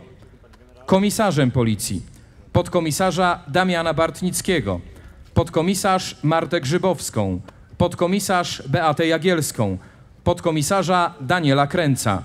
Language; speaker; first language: Polish; native; Polish